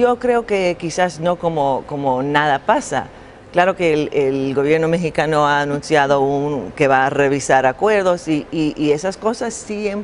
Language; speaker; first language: Spanish; non-native, fluent; English